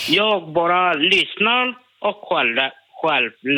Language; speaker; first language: Swedish; non-native, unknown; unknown